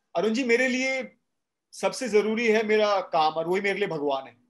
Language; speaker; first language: Hindi; native; Hindi